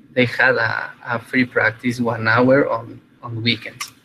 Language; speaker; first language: English; non-native, fluent; Spanish